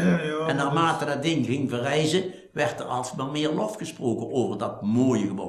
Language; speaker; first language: Dutch; native; Dutch